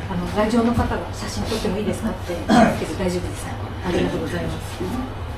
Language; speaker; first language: Japanese; native; Japanese